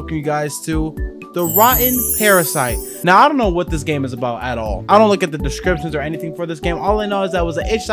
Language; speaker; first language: English; native; English